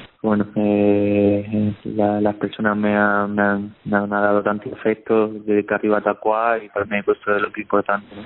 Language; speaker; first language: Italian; non-native, learner; Spanish